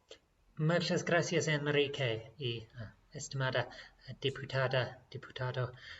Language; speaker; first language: Spanish; non-native, fluent; English